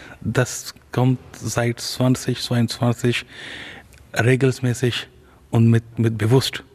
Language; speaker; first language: German; non-native, learner; Urdu